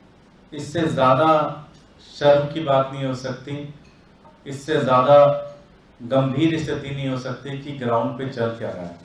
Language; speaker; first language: Hindi; native; Hindi